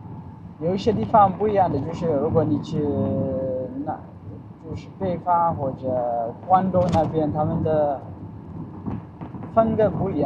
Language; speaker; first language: Chinese; non-native, fluent; Amharic